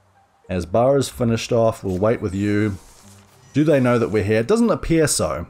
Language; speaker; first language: English; native; English